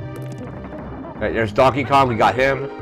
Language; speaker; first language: English; native; English